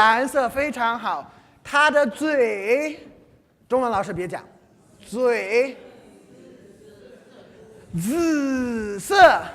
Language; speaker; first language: Chinese; non-native, fluent; English